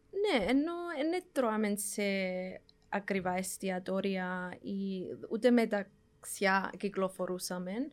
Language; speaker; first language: Greek; early bilingual, heritage; Greek